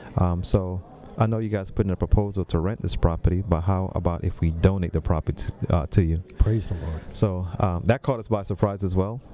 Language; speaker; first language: English; native; English